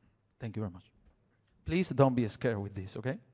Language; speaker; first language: English; non-native, learner; Spanish